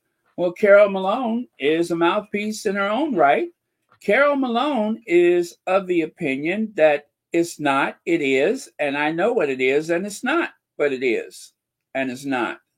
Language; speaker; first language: English; native; English